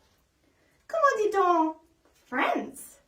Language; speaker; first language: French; non-native, fluent; English